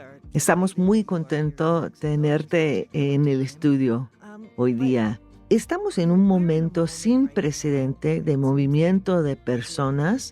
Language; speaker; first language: Spanish; non-native, fluent; English